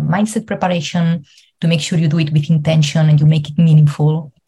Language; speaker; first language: English; non-native, fluent; Spanish